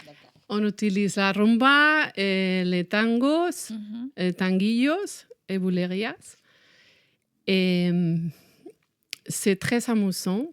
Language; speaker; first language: French; non-native, fluent; Spanish